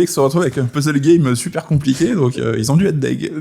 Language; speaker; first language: French; native; French